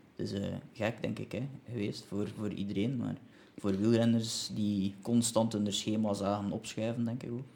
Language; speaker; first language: Dutch; native; Dutch